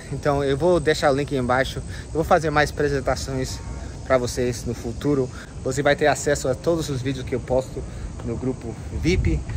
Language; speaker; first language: Portuguese; non-native, fluent; English